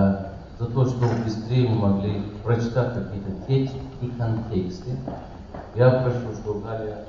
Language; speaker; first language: Russian; non-native, learner; Persian